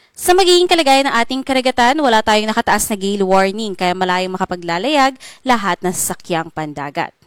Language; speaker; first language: Filipino; non-native, local second language; Cebuano